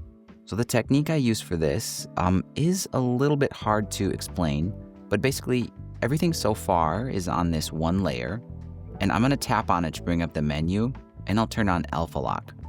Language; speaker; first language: English; native; English